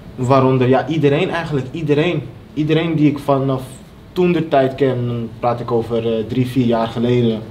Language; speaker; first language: Dutch; early bilingual, other home language; Papiamento